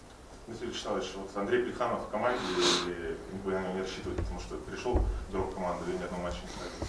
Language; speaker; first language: Russian; native; Russian